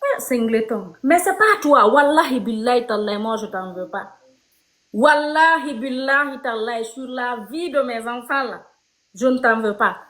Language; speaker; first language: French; non-native, local second language; Fula